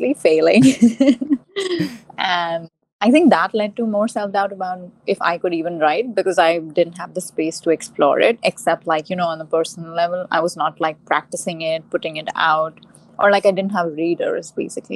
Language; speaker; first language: English; non-native, local second language; Hindi